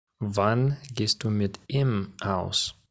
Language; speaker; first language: German; non-native, fluent; Ukrainian